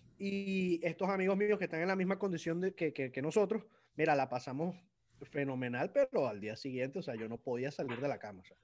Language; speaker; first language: Spanish; native; Spanish